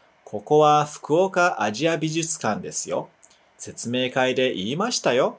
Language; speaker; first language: Japanese; non-native, fluent; Portuguese